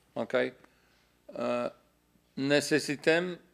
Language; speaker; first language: Catalan; non-native, learner; Polish